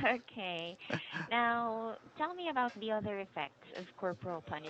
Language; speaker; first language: English; non-native, fluent; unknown